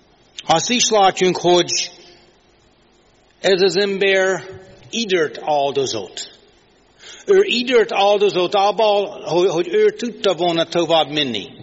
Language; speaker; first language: Hungarian; non-native, fluent; English